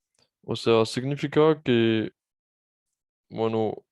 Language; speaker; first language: Spanish; non-native, learner; French